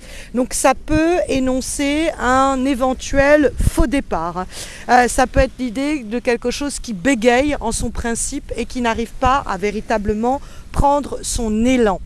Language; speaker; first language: French; native; French